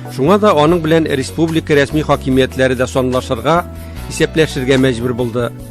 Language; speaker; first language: Tatar; native; Tatar